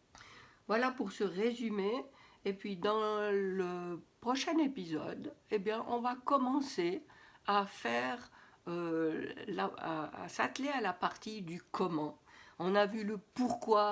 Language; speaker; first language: French; native; French